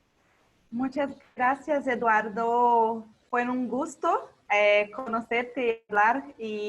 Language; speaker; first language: Spanish; non-native, local second language; Portuguese